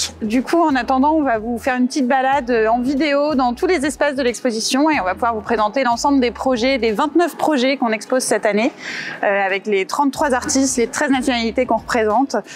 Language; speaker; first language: French; native; French